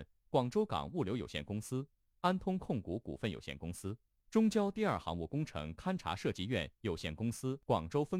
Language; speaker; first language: Chinese; native; Chinese